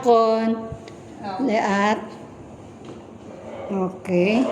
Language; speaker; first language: Hebrew; non-native, learner; Filipino